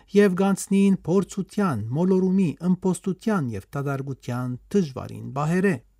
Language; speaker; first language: Armenian; early bilingual, heritage; Armenian